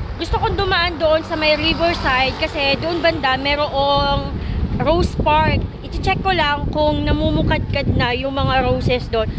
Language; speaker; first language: Filipino; native; Filipino